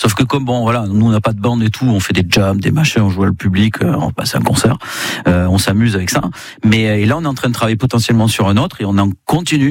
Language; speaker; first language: French; native; French